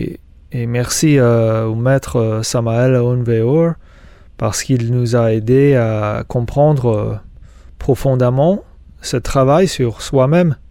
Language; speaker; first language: French; non-native, fluent; Spanish